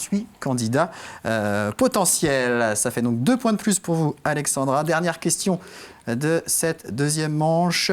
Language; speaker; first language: French; native; French